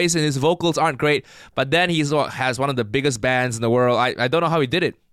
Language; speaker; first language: English; non-native, local second language; Cantonese